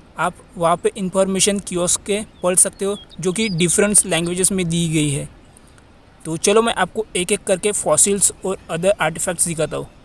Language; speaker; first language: Hindi; non-native, local second language; Marathi